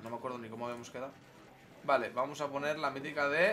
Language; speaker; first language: Spanish; native; Spanish